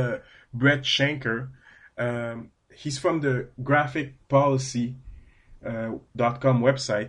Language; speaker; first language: English; non-native, fluent; French